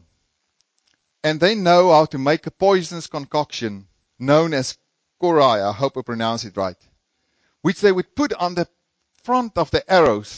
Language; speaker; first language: English; non-native, local second language; Afrikaans